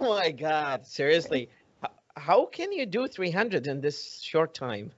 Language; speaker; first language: English; non-native, fluent; Arabic